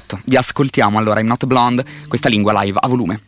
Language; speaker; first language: Italian; native; Italian